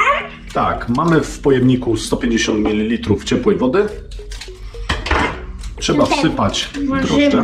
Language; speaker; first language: Polish; native; Polish